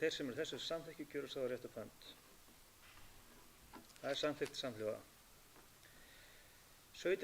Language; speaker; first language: Icelandic; native; Icelandic